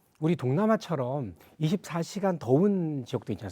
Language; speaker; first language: Korean; native; Korean